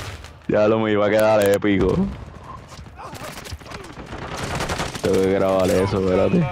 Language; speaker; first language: Spanish; native; Spanish